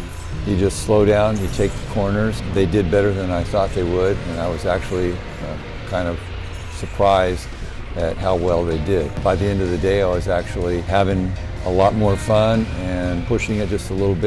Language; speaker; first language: English; native; English